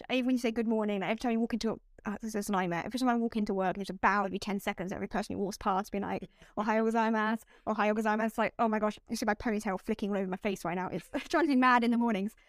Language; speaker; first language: English; native; English